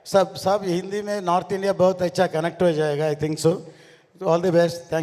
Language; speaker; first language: Hindi; non-native, local second language; Tamil